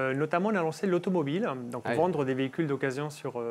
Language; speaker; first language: French; non-native, fluent; Spanish